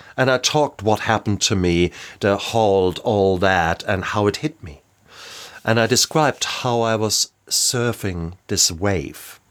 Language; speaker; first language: English; non-native, fluent; German